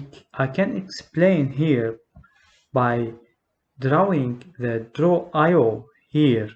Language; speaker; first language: English; non-native, learner; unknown